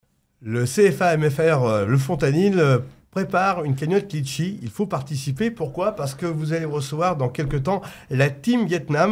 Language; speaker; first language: French; native; French